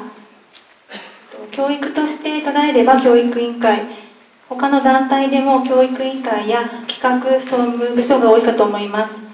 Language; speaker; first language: Japanese; native; Japanese